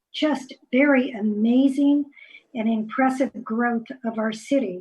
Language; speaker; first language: English; native; English